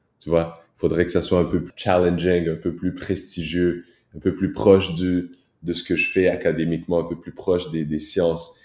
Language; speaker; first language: French; early bilingual, other home language; Kinyarwanda